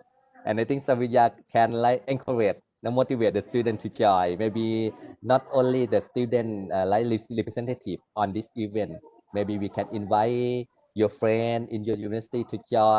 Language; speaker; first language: English; non-native, learner; Thai